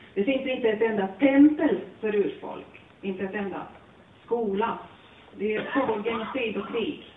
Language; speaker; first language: Swedish; non-native, fluent; Latvian